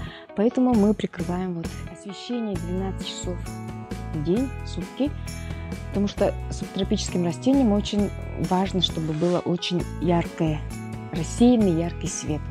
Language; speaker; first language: Russian; native; Russian